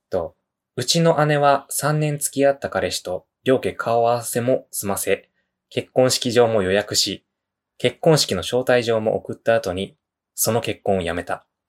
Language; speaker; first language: Japanese; native; Japanese